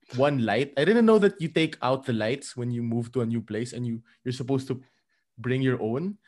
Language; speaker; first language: English; non-native, local second language; Filipino